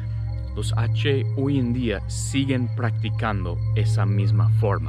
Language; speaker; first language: Spanish; non-native, fluent; English